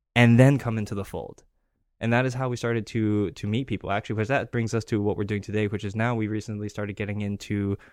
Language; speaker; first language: English; early bilingual, other home language; Greek